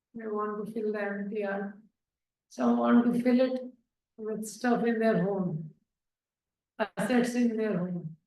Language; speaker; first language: English; non-native, local second language; Hindi